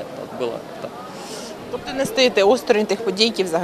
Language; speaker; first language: Ukrainian; native; Ukrainian